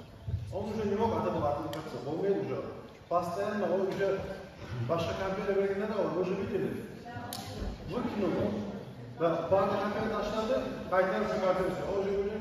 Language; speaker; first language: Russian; non-native, local second language; Kumyk